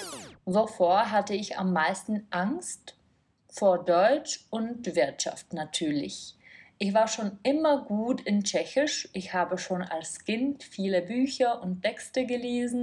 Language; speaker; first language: German; non-native, fluent; Czech